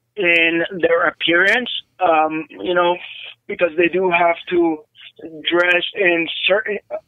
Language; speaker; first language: English; native; English